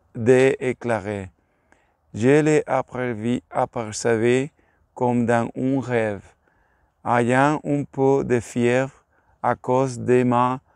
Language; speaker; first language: French; non-native, learner; Spanish